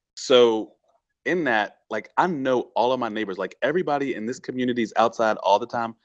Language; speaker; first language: English; native; English